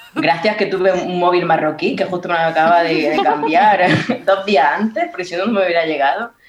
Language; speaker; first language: Spanish; native; Spanish